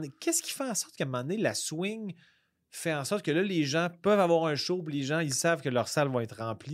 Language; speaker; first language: French; native; French